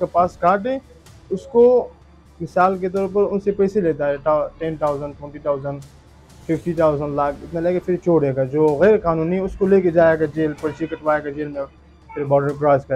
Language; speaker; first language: Hindi; non-native, local second language; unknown